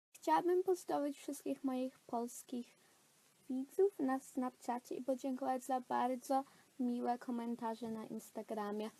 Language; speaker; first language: Polish; early bilingual, heritage; Polish